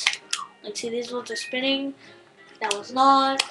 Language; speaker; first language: English; native; English